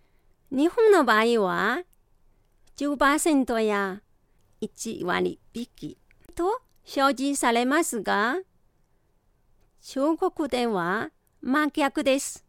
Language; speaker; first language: Japanese; non-native, fluent; Chinese